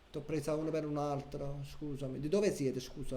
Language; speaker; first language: Italian; native; Italian